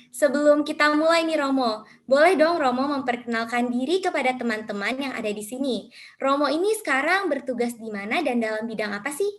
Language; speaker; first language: Indonesian; native; Indonesian